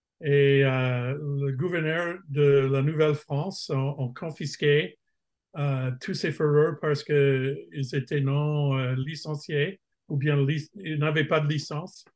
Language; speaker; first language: French; non-native, fluent; English